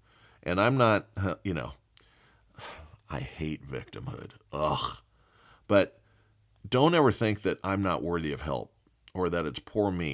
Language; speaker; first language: English; native; English